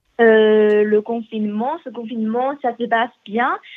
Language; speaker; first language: French; non-native, learner; Chinese